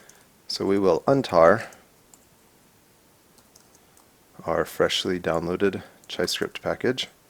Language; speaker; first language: English; native; English